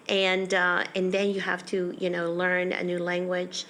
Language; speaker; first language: English; early bilingual, other home language; Spanish